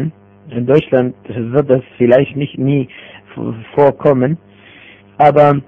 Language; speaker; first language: German; non-native, fluent; Arabic